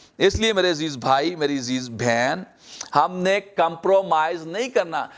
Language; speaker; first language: Urdu; native; Urdu